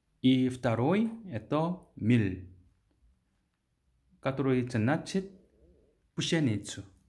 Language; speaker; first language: Russian; non-native, learner; Korean